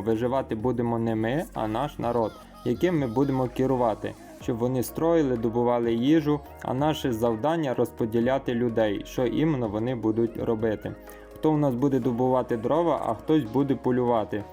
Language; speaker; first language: Ukrainian; native; Ukrainian